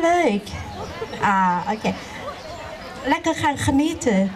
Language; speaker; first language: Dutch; non-native, learner; Thai